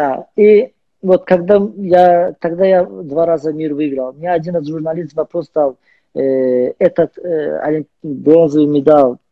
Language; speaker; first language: Russian; non-native, learner; Azerbaijani